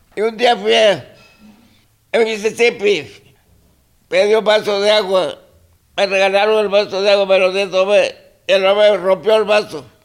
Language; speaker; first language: Spanish; non-native, local second language; Zapotec